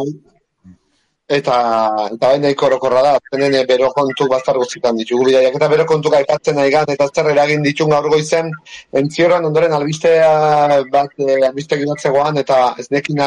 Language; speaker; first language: Basque; native; Basque